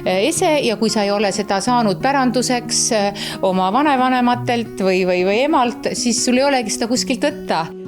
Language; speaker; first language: Estonian; native; Estonian